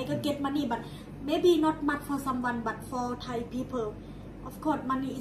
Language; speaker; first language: English; non-native, learner; Thai